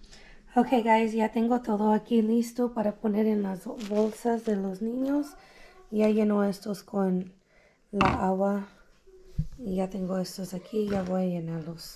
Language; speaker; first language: Spanish; early bilingual, heritage; English